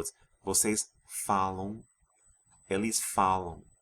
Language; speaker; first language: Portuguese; non-native, fluent; English